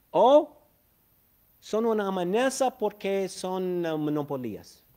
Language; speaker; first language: Spanish; non-native, fluent; English